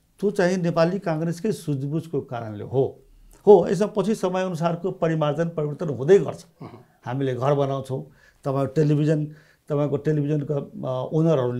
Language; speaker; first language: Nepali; non-native, local second language; Maithili